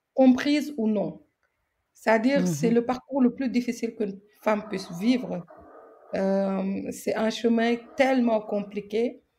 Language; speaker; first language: French; non-native, local second language; Wolof